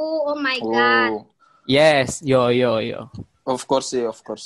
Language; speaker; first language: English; non-native, learner; Indonesian